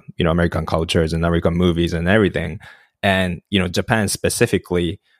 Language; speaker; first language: English; non-native, fluent; Japanese